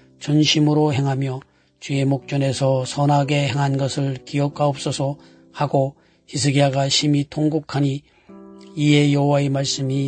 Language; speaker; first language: Korean; native; Korean